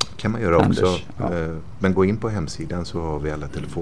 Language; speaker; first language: Swedish; native; Swedish